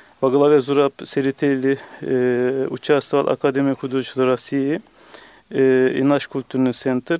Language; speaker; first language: Russian; non-native, fluent; Turkish